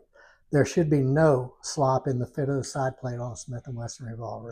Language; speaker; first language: English; native; English